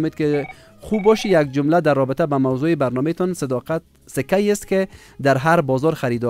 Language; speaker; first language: Persian; native; Persian